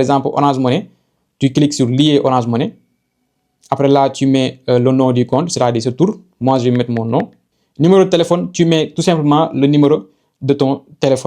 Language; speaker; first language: French; non-native, local second language; Wolof